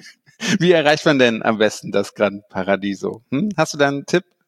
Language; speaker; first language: German; native; German